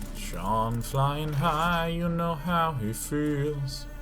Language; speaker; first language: English; native; English